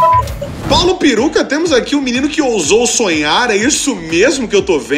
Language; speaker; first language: Portuguese; native; Portuguese